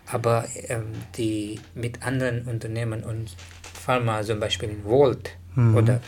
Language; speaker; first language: German; non-native, learner; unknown